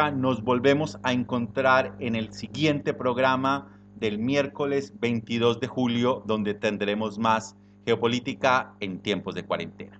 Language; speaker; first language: Spanish; native; Spanish